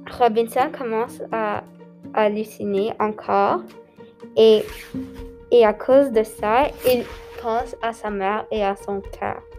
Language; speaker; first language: French; non-native, local second language; English